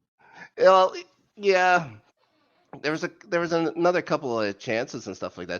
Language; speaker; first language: English; native; English